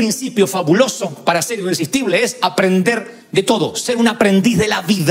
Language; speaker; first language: Spanish; native; Spanish